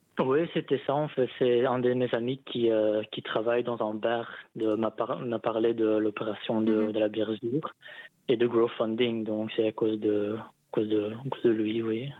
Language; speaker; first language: French; non-native, local second language; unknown